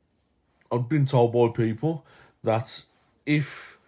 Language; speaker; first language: English; native; English